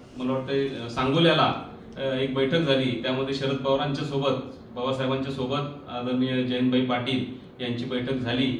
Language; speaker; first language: Marathi; native; Marathi